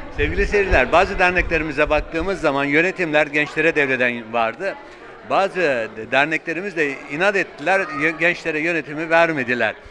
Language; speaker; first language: Turkish; native; Turkish